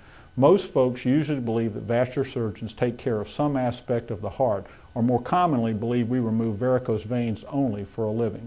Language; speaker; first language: English; native; English